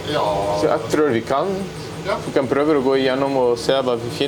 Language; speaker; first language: Norwegian; non-native, learner; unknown